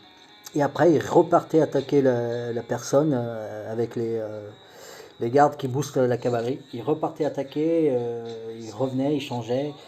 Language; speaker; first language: French; native; French